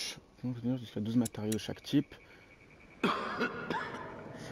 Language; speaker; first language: French; native; French